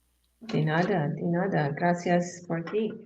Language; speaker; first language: Spanish; non-native, learner; English